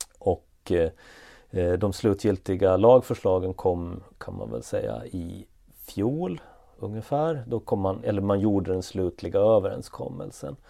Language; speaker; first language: Swedish; native; Swedish